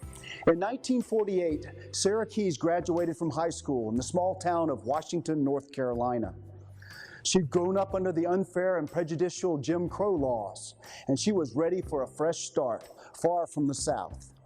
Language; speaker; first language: English; native; English